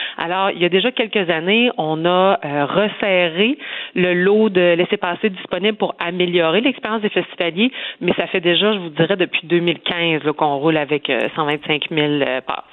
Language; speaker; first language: French; native; French